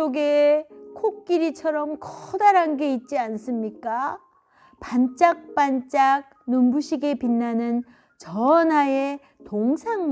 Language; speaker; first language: Korean; native; Korean